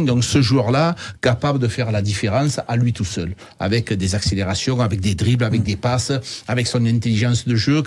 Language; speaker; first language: French; native; French